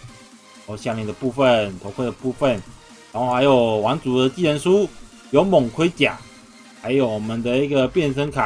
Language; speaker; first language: Chinese; native; Chinese